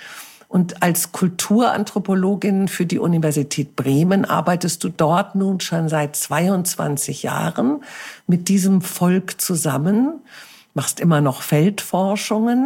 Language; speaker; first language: German; native; German